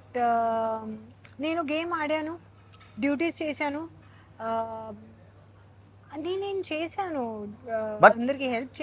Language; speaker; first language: Telugu; non-native, learner; Hindi